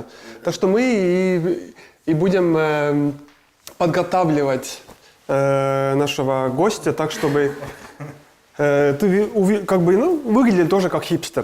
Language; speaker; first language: Russian; non-native, local second language; Estonian